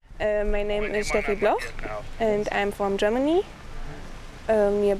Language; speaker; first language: English; non-native, fluent; German